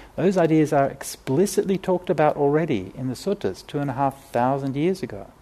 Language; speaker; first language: English; native; English